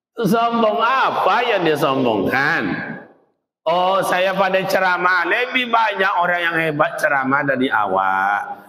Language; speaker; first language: Malay; native; Malay